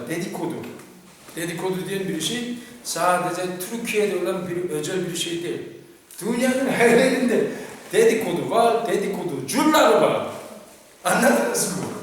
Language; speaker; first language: Turkish; non-native, fluent; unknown